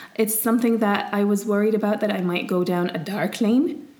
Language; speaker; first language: English; early bilingual, heritage; Arabic